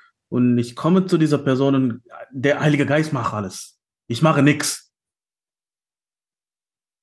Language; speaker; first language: German; non-native, learner; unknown